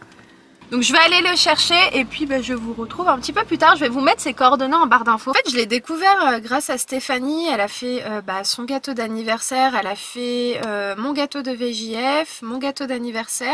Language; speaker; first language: French; native; French